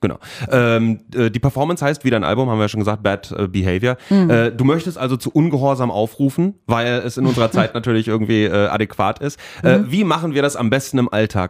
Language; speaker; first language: German; native; German